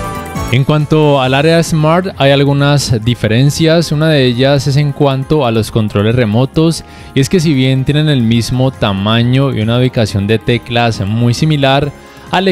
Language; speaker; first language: Spanish; native; Spanish